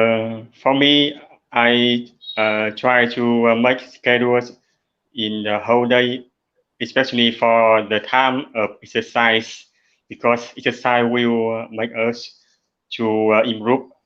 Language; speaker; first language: English; non-native, learner; Vietnamese